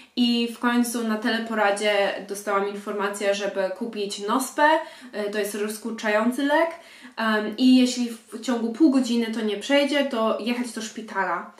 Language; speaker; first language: Polish; early bilingual, heritage; Polish